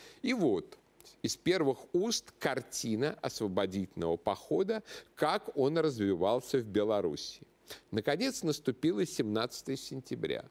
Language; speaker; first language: Russian; native; Russian